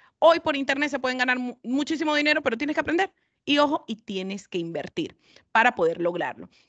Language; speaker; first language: Spanish; native; Spanish